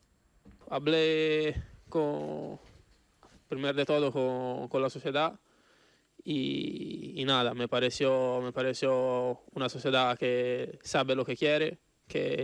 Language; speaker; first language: Spanish; non-native, fluent; Italian